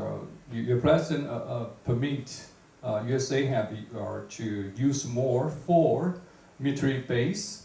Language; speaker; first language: English; non-native, fluent; Chinese